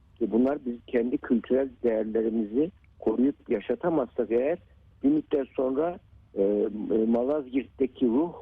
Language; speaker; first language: Turkish; native; Turkish